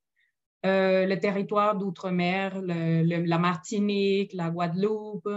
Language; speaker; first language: French; non-native, fluent; Spanish